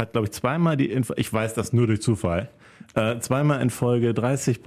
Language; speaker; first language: German; native; German